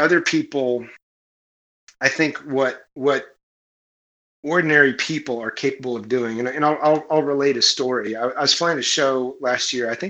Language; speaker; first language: English; native; English